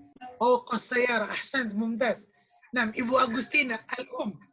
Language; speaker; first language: Arabic; non-native, fluent; Indonesian